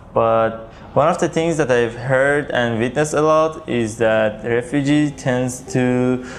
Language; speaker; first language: English; non-native, fluent; Persian